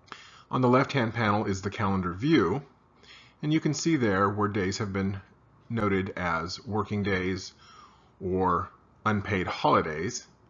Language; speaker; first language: English; native; English